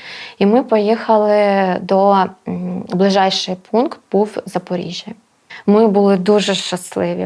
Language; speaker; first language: Ukrainian; non-native, local second language; Russian